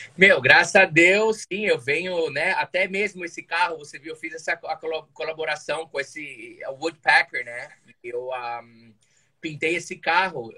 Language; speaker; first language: Portuguese; native; Portuguese